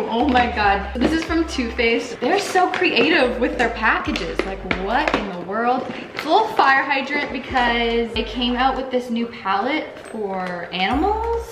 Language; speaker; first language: English; native; English